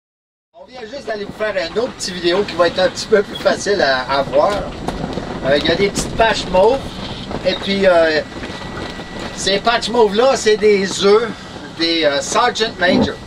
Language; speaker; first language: French; native; French